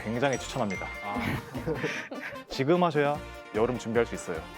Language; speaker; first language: Korean; native; Korean